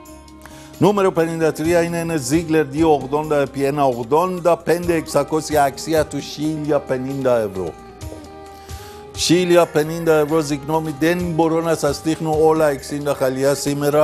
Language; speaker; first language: Greek; non-native, fluent; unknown